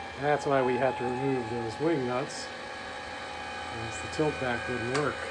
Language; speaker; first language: English; native; English